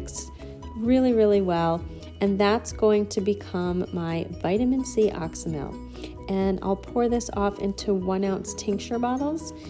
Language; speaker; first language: English; native; English